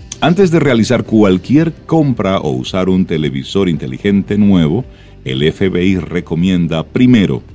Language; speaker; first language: Spanish; native; Spanish